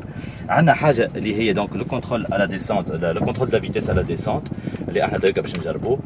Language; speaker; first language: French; non-native, local second language; Arabic